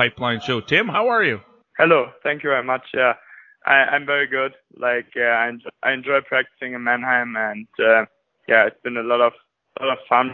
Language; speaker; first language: English; non-native, fluent; German